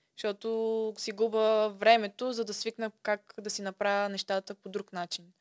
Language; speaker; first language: Bulgarian; early bilingual, other home language; Russian